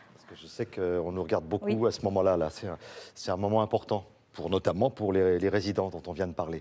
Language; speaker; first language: French; native; French